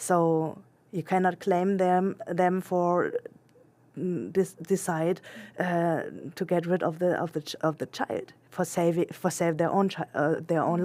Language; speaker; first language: English; non-native, local second language; German